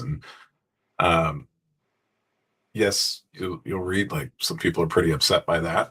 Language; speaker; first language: English; native; English